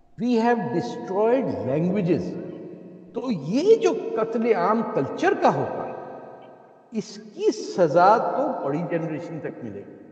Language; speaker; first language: Urdu; native; Urdu